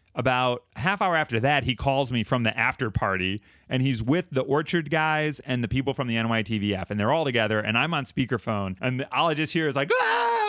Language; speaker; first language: English; native; English